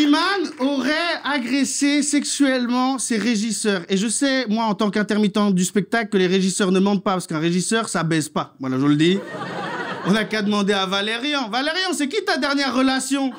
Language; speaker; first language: French; native; French